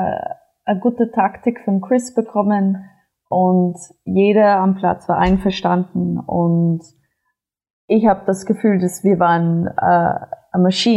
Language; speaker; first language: German; non-native, fluent; English